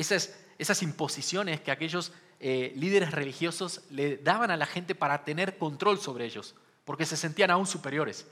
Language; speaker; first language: Spanish; native; Spanish